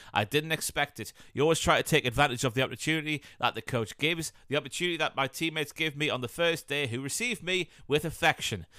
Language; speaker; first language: English; native; English